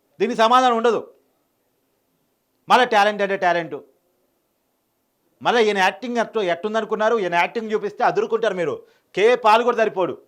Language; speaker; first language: Telugu; native; Telugu